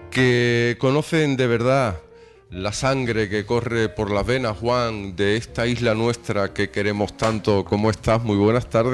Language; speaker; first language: Spanish; native; Spanish